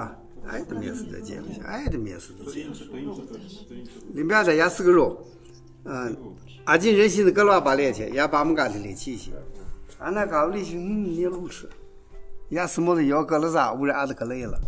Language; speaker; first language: Russian; non-native, learner; Chinese